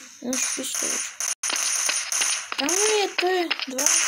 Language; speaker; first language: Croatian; non-native, learner; Macedonian